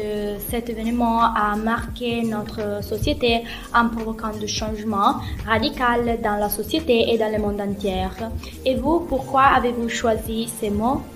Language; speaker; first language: French; non-native, learner; Italian